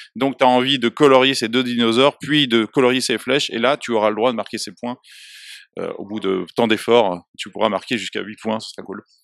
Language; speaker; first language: French; native; French